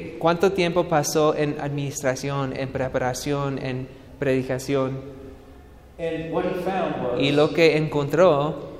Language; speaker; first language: Spanish; non-native, fluent; English